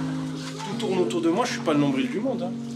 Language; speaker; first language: French; native; French